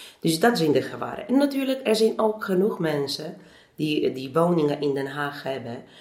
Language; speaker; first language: Dutch; non-native, fluent; Polish